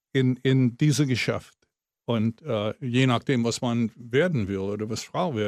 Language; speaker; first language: German; non-native, fluent; English